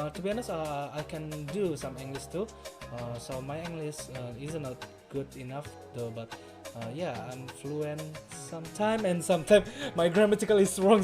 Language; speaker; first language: English; non-native, learner; Indonesian